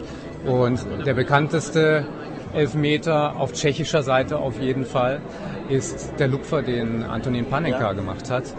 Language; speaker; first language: German; native; German